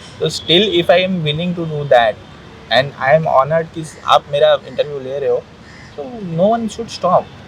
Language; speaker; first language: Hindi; non-native, local second language; Marathi